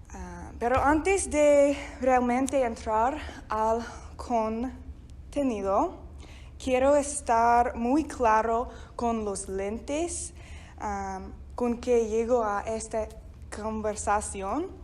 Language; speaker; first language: Spanish; non-native, fluent; English